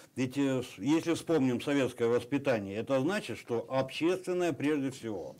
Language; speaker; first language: Russian; native; Russian